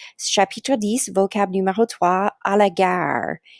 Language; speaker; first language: French; non-native, fluent; English